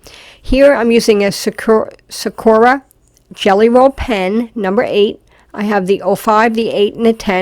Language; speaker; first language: English; native; English